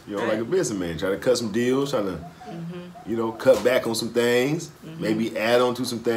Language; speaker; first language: English; native; English